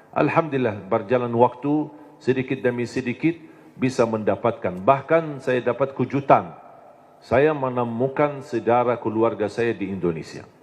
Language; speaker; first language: Indonesian; non-native, fluent; Arabic